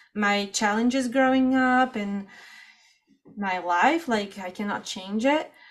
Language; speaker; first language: English; non-native, fluent; Portuguese